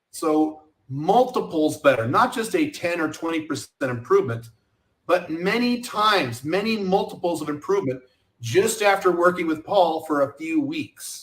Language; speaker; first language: English; native; English